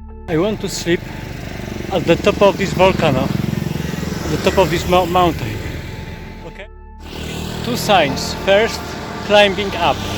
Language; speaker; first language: English; non-native, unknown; Polish